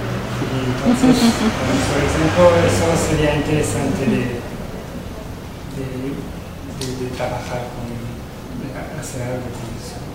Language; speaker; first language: Spanish; non-native, fluent; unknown